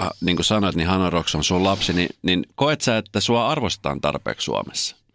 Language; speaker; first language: Finnish; native; Finnish